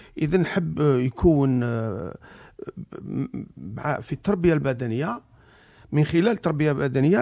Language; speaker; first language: Arabic; native; Arabic